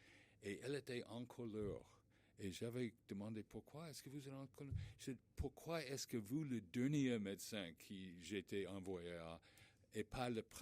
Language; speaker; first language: French; non-native, learner; English